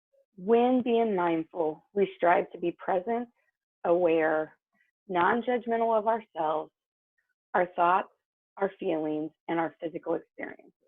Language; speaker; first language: English; native; English